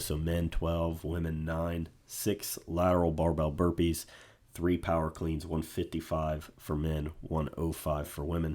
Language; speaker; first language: English; native; English